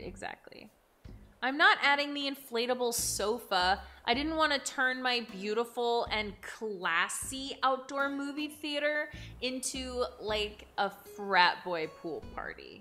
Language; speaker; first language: English; native; English